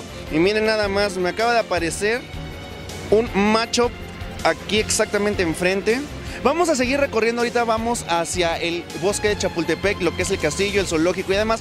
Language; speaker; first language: Spanish; native; Spanish